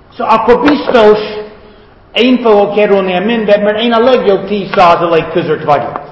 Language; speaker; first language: Hungarian; non-native, fluent; English